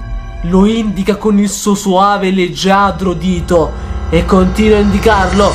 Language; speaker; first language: Italian; native; Italian